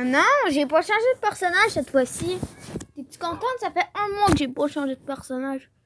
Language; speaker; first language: French; native; French